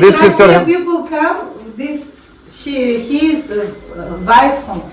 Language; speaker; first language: English; non-native, learner; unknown